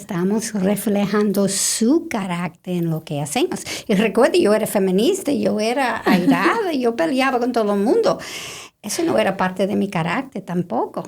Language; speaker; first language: Spanish; non-native, fluent; English